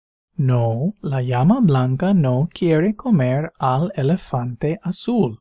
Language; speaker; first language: Spanish; non-native, fluent; English